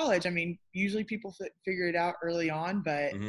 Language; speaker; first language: English; native; English